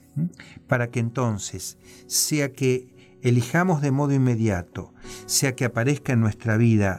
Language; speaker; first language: Spanish; native; Spanish